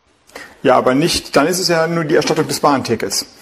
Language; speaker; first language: German; native; German